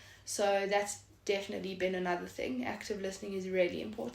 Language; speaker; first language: English; native; English